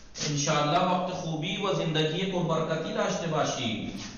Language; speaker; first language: Persian; non-native, fluent; Urdu